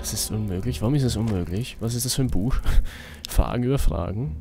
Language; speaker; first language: German; native; German